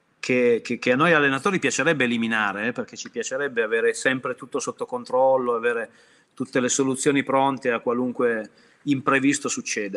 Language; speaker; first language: Italian; native; Italian